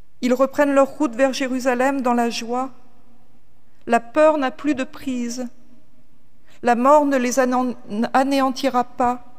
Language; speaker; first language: French; native; French